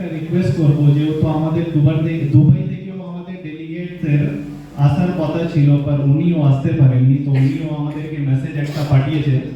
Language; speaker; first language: Bangla; non-native, local second language; Hindi